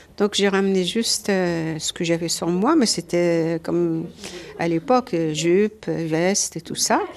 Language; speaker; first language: French; non-native, local second language; Arabic